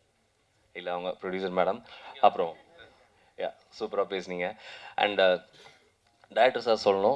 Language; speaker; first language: Tamil; native; Tamil